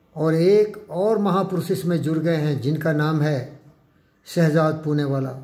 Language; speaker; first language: Hindi; native; Hindi